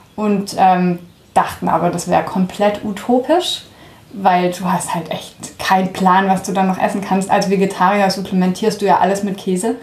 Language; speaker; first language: German; early bilingual, heritage; German